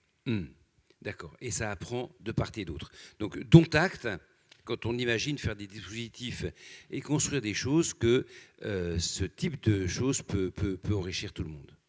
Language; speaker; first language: French; native; French